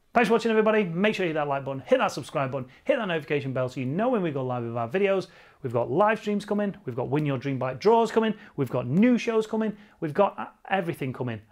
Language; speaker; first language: English; native; English